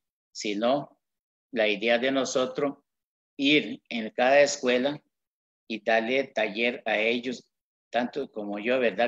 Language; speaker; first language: Spanish; non-native, local second language; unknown